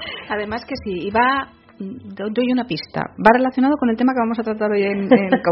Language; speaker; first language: Spanish; native; Spanish